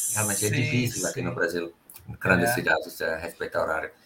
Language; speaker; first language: Portuguese; non-native, fluent; Finnish